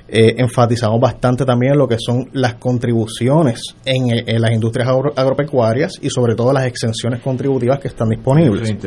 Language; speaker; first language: Spanish; native; Spanish